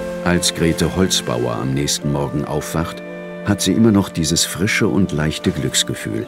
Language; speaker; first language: German; native; German